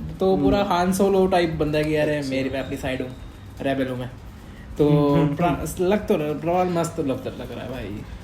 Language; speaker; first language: Hindi; non-native, local second language; Malayalam